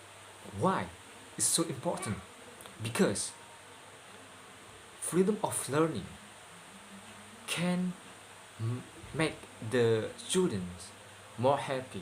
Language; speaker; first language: English; non-native, learner; Indonesian